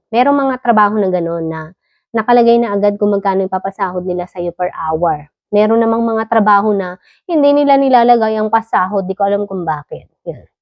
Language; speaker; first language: Filipino; native; Filipino